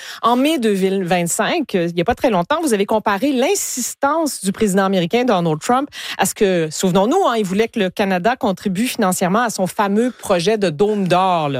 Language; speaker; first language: French; native; French